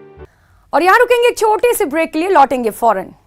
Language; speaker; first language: Hindi; native; Hindi